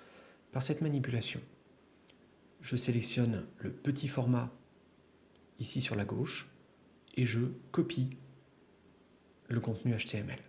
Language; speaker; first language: French; native; French